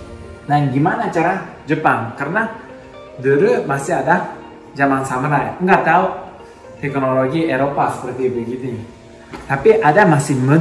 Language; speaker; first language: Indonesian; non-native, learner; Japanese